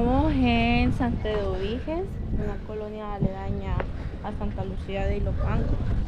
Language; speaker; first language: Spanish; native; Spanish